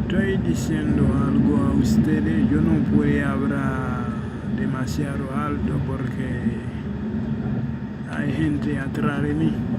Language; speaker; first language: Spanish; non-native, fluent; Haitian Creole